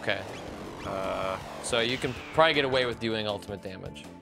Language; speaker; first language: English; native; English